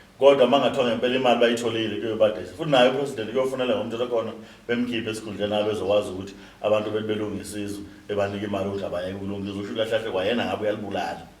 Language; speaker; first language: Zulu; native; Zulu